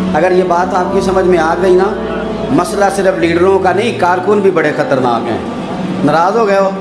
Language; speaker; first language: Urdu; non-native, local second language; Punjabi